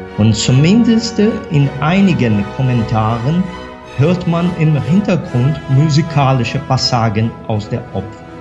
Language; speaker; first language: German; non-native, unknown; Portuguese